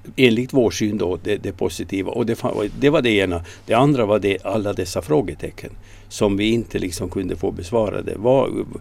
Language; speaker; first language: Swedish; native; Swedish